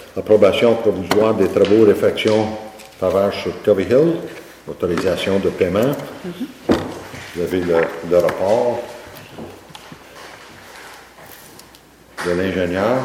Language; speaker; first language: French; native; French